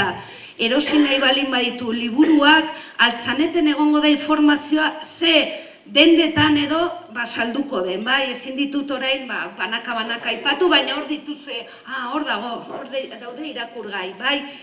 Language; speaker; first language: Basque; native; Basque